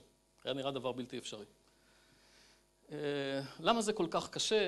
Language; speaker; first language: Hebrew; native; Hebrew